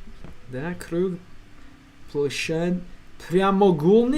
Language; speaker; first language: Russian; non-native, learner; English